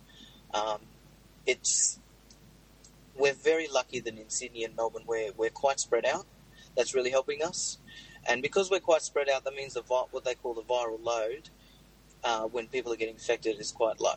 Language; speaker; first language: English; native; English